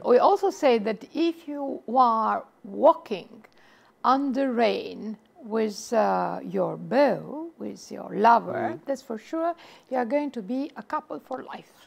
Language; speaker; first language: English; non-native, fluent; Romanian